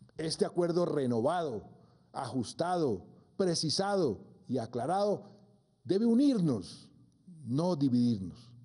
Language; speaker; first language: Spanish; native; Spanish